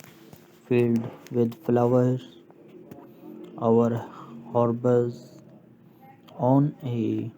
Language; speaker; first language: English; non-native, local second language; Urdu